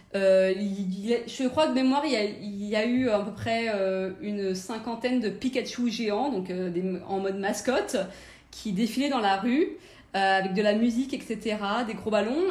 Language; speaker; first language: French; native; French